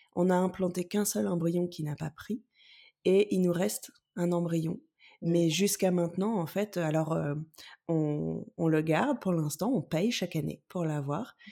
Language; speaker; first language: French; native; French